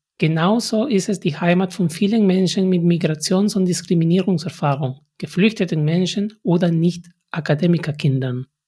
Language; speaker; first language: German; non-native, fluent; Spanish